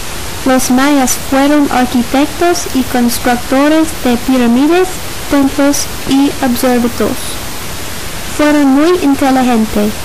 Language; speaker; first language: Spanish; non-native, learner; English